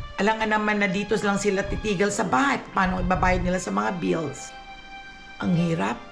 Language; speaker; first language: Filipino; non-native, local second language; Cebuano